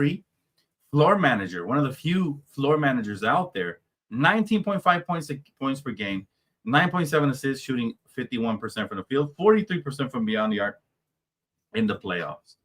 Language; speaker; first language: English; native; English